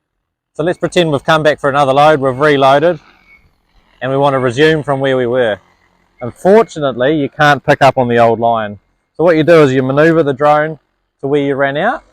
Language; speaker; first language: English; native; English